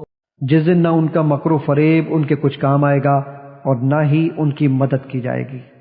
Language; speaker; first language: Urdu; native; Urdu